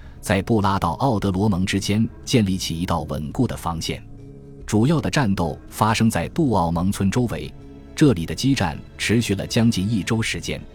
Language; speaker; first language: Chinese; native; Chinese